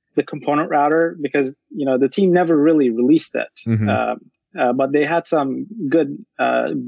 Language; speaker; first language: English; non-native, fluent; Turkish